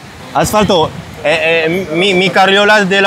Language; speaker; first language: Italian; non-native, learner; French